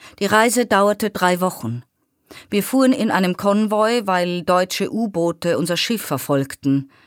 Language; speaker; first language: German; native; German